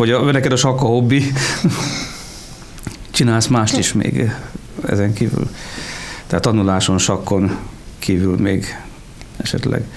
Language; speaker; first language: Hungarian; native; Hungarian